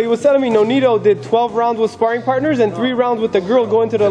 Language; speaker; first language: English; native; English